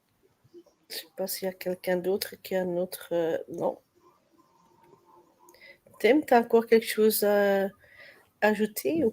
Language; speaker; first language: French; non-native, learner; Dutch